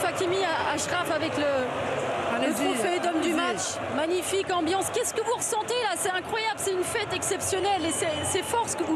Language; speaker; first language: French; native; French